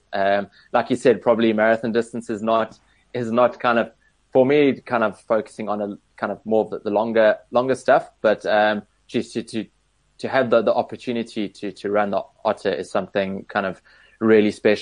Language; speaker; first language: English; native; English